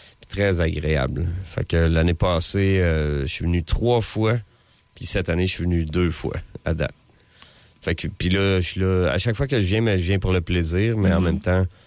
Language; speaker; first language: French; native; French